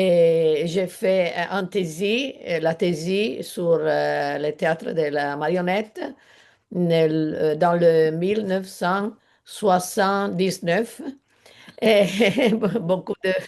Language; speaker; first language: French; non-native, learner; Italian